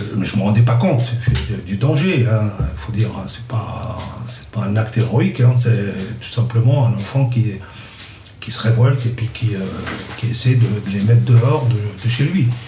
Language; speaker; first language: French; non-native, local second language; Kabyle